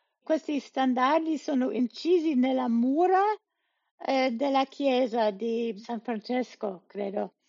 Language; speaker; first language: Italian; non-native, learner; English